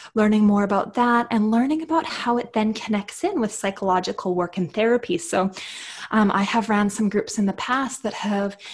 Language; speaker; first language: English; native; English